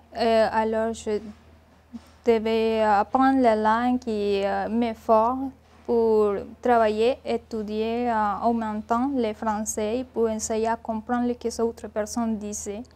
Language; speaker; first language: French; non-native, learner; Spanish